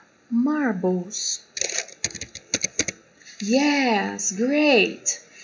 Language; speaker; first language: English; non-native, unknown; Portuguese